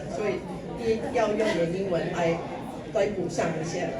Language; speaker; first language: Chinese; early bilingual, heritage; Chinese